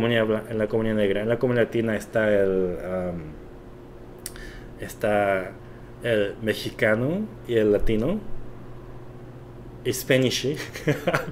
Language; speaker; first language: Spanish; non-native, fluent; Korean